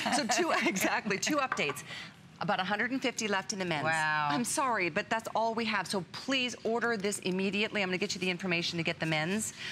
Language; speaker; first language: English; native; English